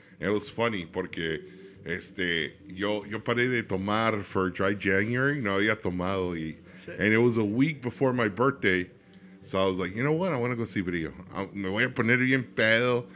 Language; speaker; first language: English; early bilingual, other home language; Spanish